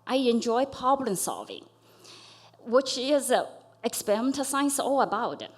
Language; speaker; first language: English; non-native, fluent; Chinese